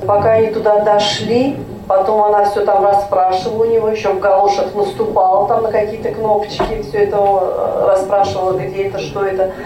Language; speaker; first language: Russian; non-native, local second language; Tatar